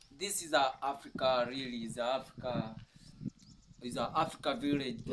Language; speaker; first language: English; non-native, learner; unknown